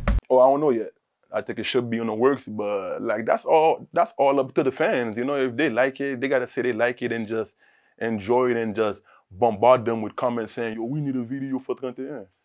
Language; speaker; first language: English; early bilingual, other home language; Haitian Creole